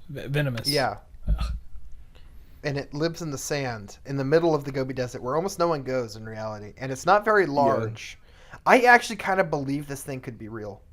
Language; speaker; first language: English; native; English